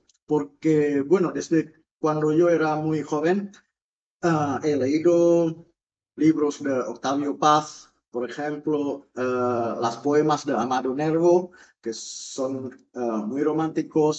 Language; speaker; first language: Spanish; non-native, fluent; Indonesian